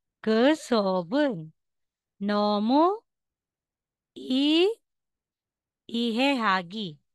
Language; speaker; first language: Korean; non-native, fluent; Filipino